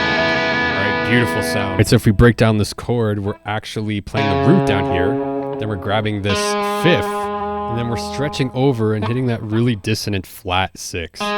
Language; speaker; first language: English; native; English